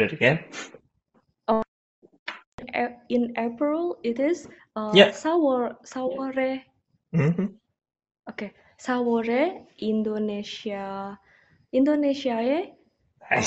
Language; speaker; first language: English; non-native, learner; Indonesian